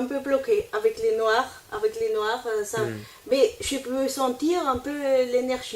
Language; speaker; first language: French; non-native, learner; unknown